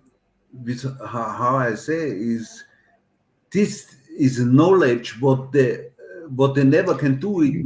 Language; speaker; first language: English; non-native, learner; German